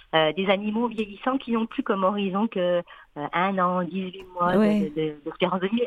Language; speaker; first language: French; native; French